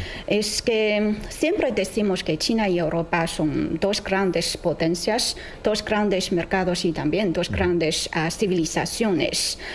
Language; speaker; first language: Spanish; non-native, fluent; Chinese